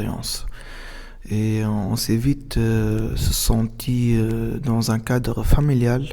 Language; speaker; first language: French; non-native, local second language; Arabic